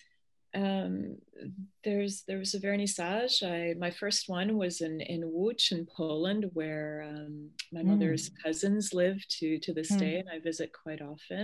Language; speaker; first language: English; early bilingual, other home language; Polish